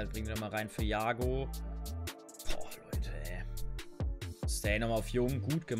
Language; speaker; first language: German; native; German